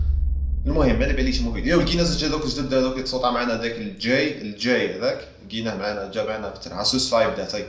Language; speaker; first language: Arabic; native; Arabic